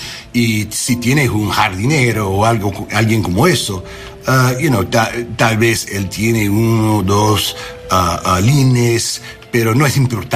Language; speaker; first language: Spanish; non-native, learner; English